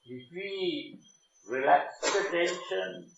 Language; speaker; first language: English; non-native, local second language; Sinhala